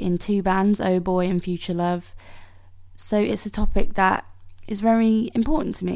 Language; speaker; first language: English; native; English